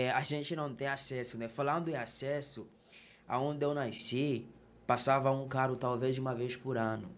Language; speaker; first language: Portuguese; non-native, local second language; Makhuwa